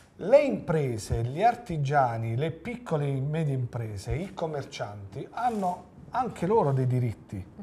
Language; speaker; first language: Italian; native; Italian